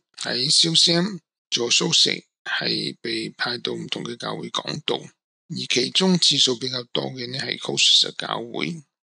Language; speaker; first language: Cantonese; non-native, local second language; Min Nan Chinese